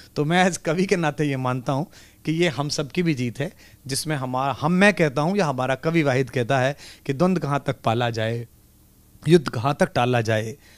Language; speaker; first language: Hindi; native; Hindi